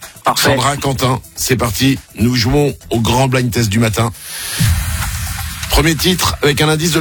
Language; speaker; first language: French; native; French